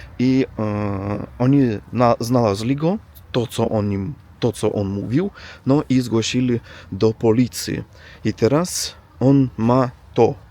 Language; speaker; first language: Polish; non-native, learner; Russian